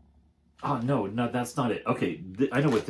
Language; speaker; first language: English; native; English